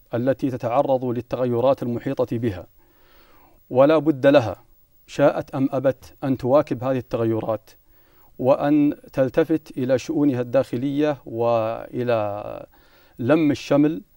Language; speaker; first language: Arabic; native; Arabic